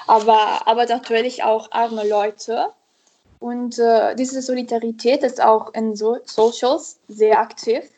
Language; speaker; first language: German; non-native, learner; Italian